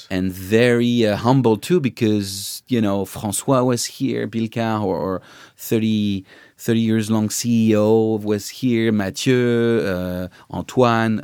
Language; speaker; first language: English; non-native, fluent; French